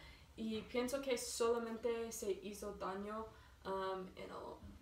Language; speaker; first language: Spanish; non-native, learner; English